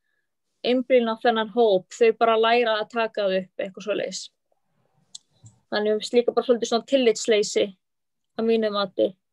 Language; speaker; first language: Icelandic; early bilingual, other home language; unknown